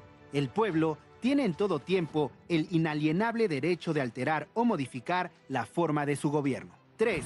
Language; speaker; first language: Spanish; native; Spanish